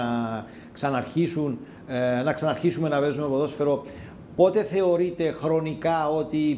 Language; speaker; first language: Greek; native; Greek